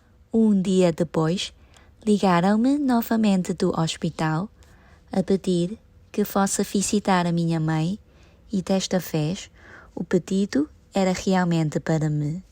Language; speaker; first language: Portuguese; non-native, learner; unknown